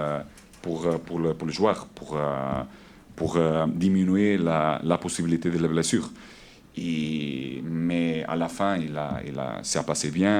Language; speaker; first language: French; non-native, learner; Portuguese